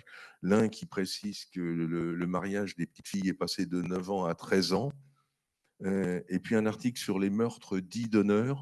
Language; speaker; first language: French; native; French